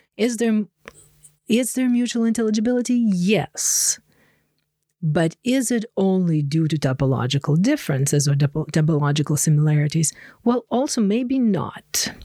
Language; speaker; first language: English; non-native, fluent; Ukrainian